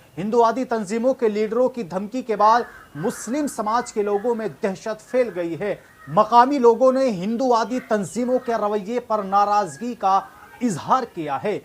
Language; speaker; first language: Urdu; native; Urdu